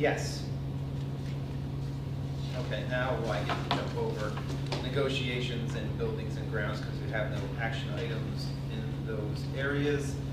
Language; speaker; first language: English; native; English